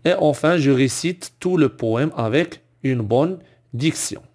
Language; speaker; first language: French; non-native, local second language; Arabic